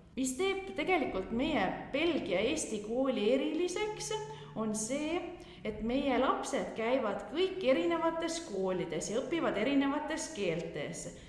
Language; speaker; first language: Estonian; native; Estonian